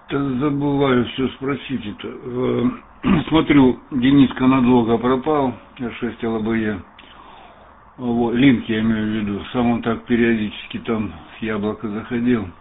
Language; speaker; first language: Russian; native; Russian